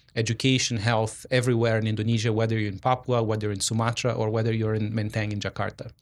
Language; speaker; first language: English; non-native, fluent; Portuguese